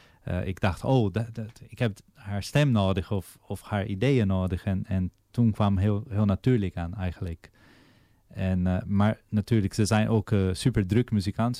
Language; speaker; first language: Dutch; non-native, fluent; Portuguese